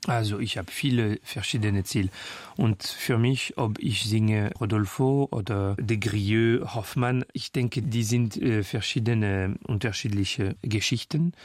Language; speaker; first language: German; non-native, fluent; French